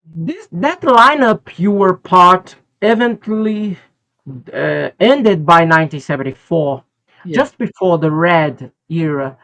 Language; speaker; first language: English; non-native, fluent; Portuguese